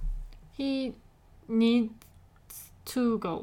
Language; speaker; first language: English; non-native, learner; Korean